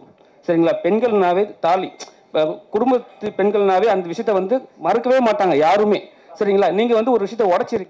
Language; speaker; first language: Tamil; native; Tamil